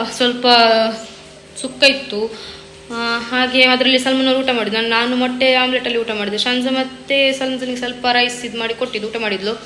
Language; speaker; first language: Kannada; non-native, local second language; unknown